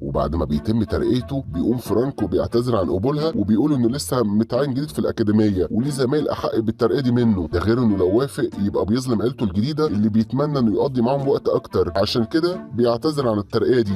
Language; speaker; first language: Arabic; native; Arabic